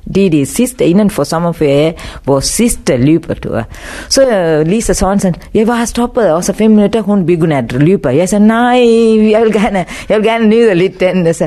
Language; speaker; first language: Danish; non-native, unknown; Tamil